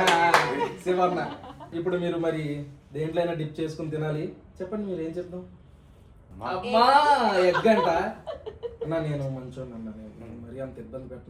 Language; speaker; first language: Telugu; native; Telugu